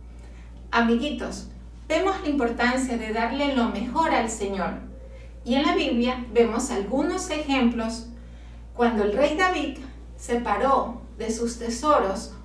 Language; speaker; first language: Spanish; native; Spanish